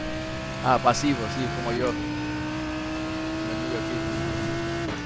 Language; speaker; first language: Spanish; non-native, learner; Portuguese